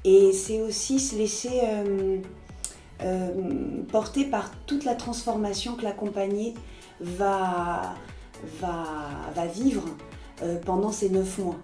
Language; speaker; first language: French; native; French